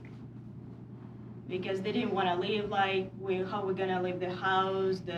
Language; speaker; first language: English; non-native, fluent; Ukrainian